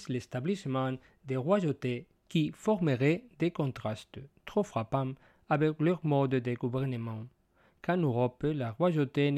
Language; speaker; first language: French; non-native, fluent; Spanish